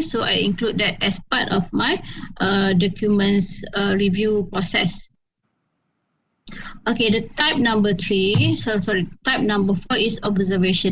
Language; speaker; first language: English; non-native, fluent; Malay